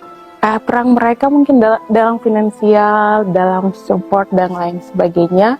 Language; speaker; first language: Indonesian; non-native, local second language; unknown